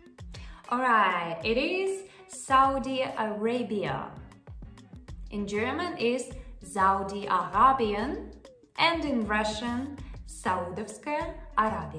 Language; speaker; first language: English; non-native, fluent; Russian